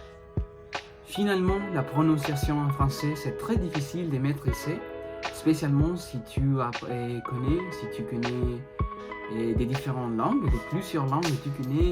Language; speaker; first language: French; non-native, learner; Spanish